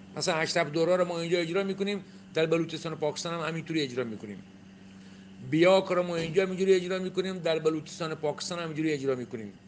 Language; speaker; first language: Persian; non-native, local second language; Baluchi